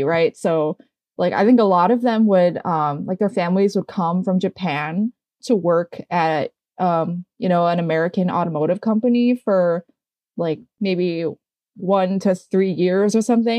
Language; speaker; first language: English; native; English